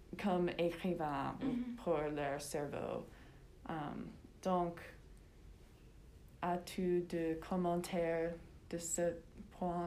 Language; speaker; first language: French; non-native, learner; English